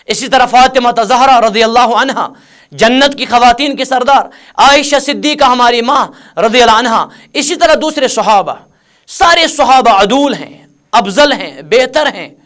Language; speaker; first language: Urdu; non-native, local second language; Kashmiri